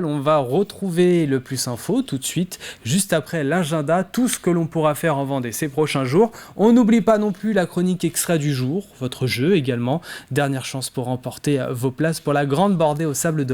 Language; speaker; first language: French; native; French